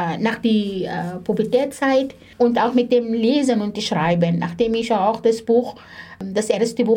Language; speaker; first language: German; non-native, fluent; Arabic